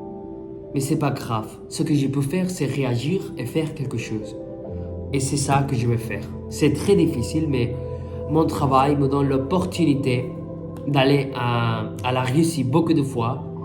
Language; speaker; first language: French; non-native, fluent; Spanish